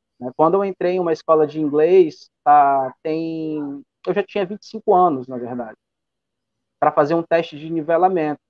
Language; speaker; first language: Portuguese; native; Portuguese